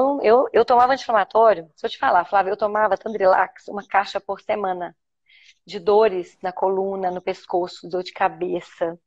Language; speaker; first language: Portuguese; native; Portuguese